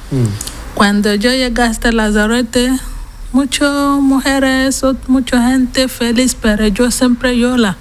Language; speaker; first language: Spanish; non-native, learner; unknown